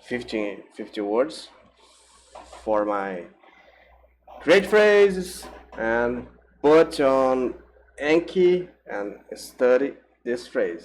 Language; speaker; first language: English; non-native, learner; Portuguese